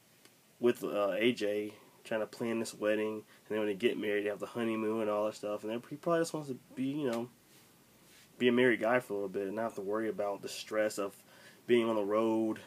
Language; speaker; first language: English; native; English